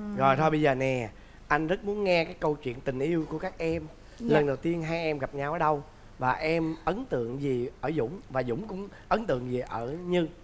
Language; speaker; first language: Vietnamese; native; Vietnamese